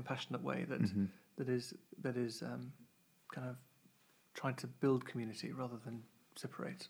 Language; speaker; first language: English; native; English